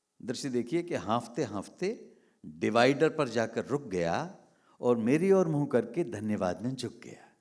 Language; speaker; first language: Hindi; native; Hindi